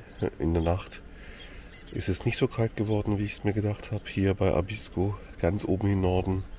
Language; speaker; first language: German; native; German